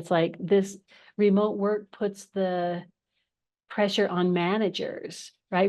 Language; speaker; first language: English; native; English